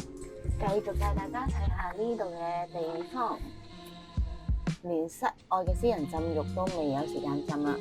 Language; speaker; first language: Cantonese; native; Cantonese